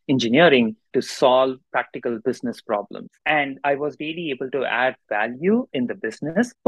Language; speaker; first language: English; non-native, local second language; Tamil